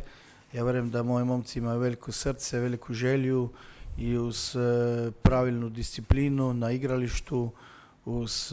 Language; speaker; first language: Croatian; non-native, fluent; Slovenian